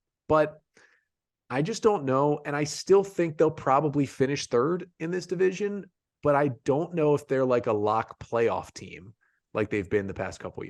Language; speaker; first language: English; native; English